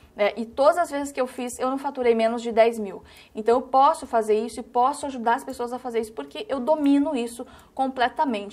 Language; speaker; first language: Portuguese; native; Portuguese